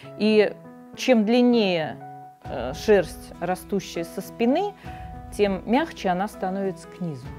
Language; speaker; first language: Russian; native; Russian